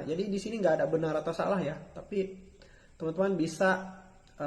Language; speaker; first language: Indonesian; native; Indonesian